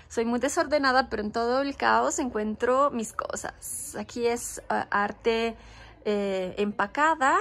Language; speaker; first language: Spanish; non-native, fluent; Italian